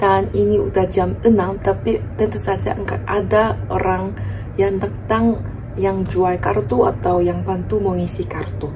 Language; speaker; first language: Indonesian; non-native, fluent; Korean